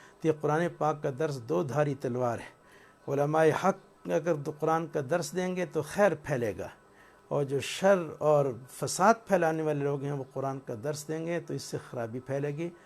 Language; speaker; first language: Urdu; non-native, local second language; Punjabi